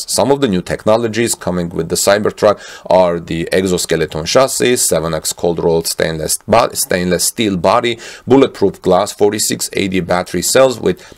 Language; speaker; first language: English; non-native, fluent; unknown